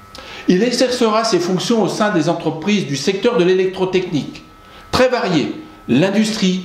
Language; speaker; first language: French; native; French